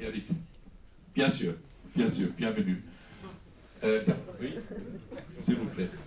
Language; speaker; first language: French; non-native, fluent; German